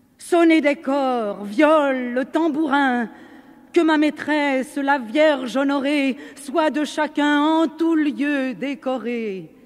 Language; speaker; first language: French; native; French